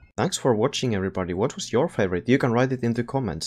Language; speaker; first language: English; non-native, fluent; Finnish